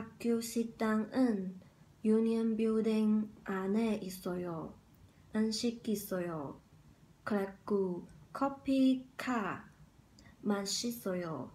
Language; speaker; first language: Korean; non-native, learner; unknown